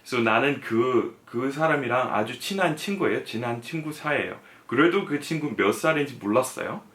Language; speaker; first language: Korean; non-native, fluent; English